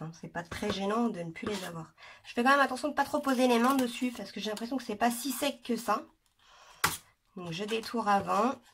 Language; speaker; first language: French; native; French